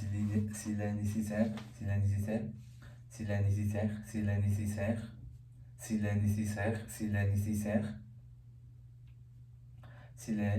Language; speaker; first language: French; non-native, learner; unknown